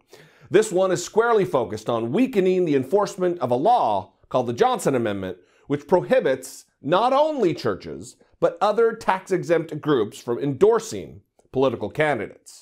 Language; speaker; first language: English; native; English